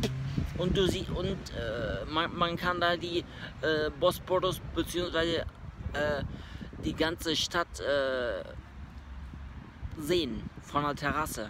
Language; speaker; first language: German; early bilingual, other home language; Turkish